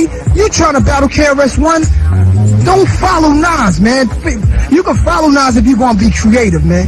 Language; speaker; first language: English; native; English